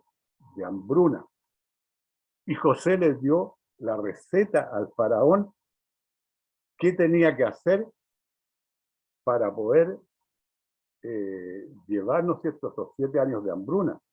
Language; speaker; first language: Spanish; native; Spanish